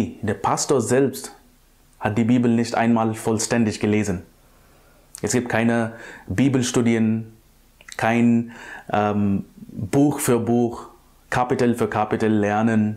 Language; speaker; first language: German; non-native, fluent; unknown